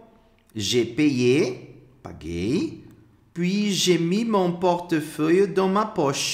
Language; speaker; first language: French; non-native, fluent; Portuguese